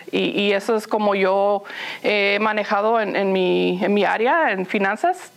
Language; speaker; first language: Spanish; early bilingual, heritage; Spanish